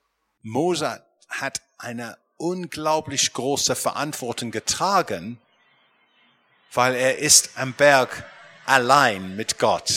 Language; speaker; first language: German; non-native, fluent; English